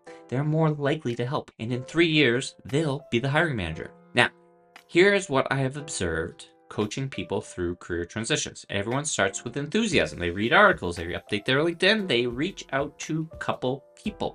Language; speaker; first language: English; native; English